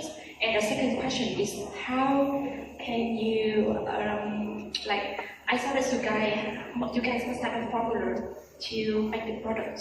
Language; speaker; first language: English; non-native, learner; Vietnamese